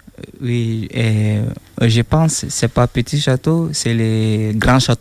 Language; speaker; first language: French; non-native, learner; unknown